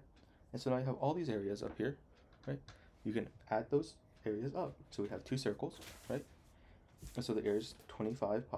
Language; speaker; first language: English; native; English